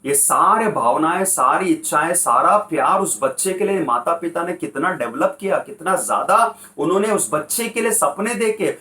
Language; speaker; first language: Hindi; non-native, local second language; Kannada